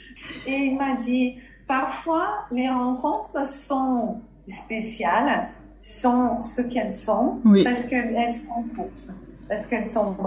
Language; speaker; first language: French; non-native, fluent; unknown